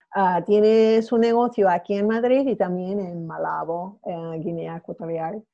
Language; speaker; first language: Spanish; non-native, fluent; English